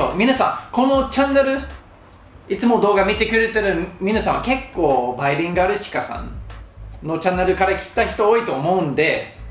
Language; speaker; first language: Japanese; non-native, fluent; English